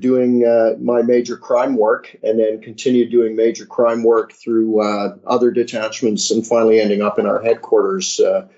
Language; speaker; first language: English; native; English